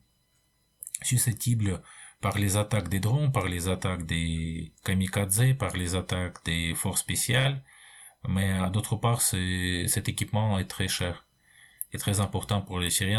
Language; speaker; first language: French; non-native, fluent; Russian